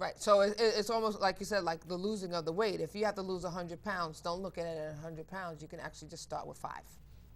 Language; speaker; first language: English; native; English